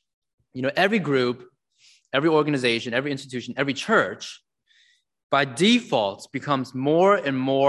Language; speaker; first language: English; native; English